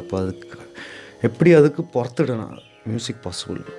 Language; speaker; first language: Tamil; non-native, learner; Malayalam